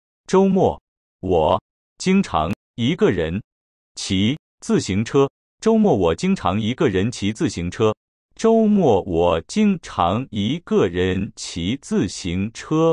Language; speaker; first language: Chinese; non-native, learner; Japanese